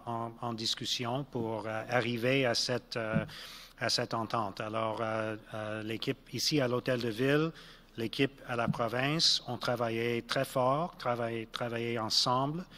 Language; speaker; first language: French; non-native, local second language; English